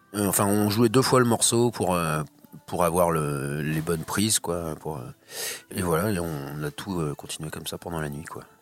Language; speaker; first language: French; native; French